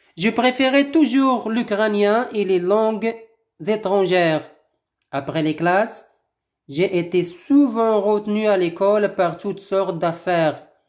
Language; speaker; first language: French; non-native, local second language; Arabic